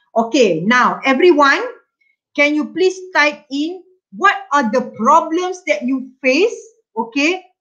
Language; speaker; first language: English; non-native, local second language; Malay